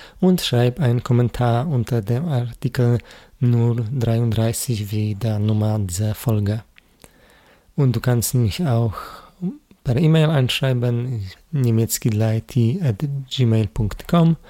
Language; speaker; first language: German; non-native, learner; Polish